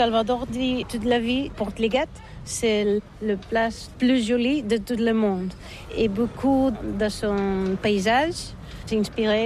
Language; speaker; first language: French; non-native, learner; Catalan